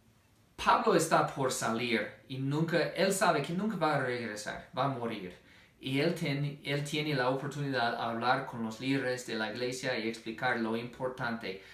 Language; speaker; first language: Spanish; non-native, fluent; English